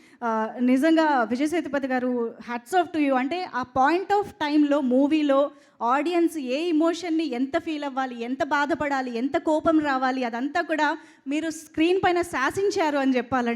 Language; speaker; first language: Telugu; native; Telugu